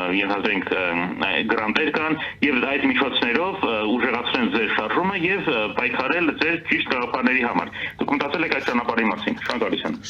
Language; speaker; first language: Armenian; early bilingual, heritage; Armenian